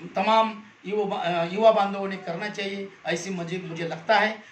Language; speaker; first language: Hindi; non-native, local second language; Marathi